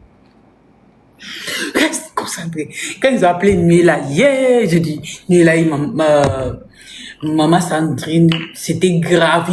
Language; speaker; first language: French; non-native, local second language; Lingala